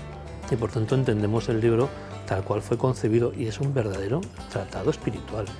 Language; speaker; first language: Spanish; native; Spanish